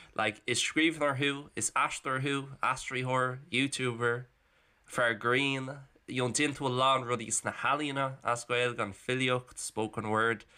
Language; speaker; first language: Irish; non-native, local second language; English